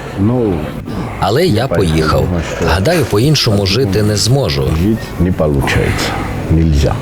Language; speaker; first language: Ukrainian; non-native, fluent; Georgian